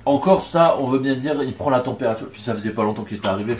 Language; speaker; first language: French; native; French